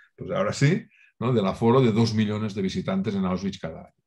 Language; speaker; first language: Spanish; non-native, local second language; Catalan